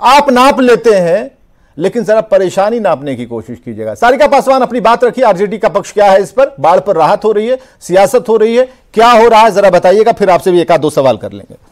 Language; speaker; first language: Hindi; native; Hindi